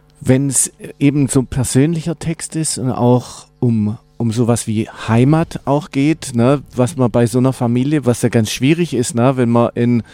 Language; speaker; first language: German; native; German